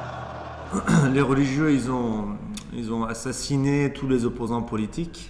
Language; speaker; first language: French; early bilingual, other home language; Persian